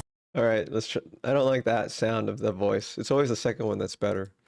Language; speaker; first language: English; native; English